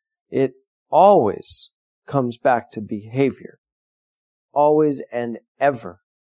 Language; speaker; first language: English; native; English